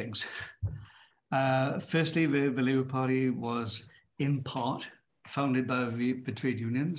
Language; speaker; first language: English; native; English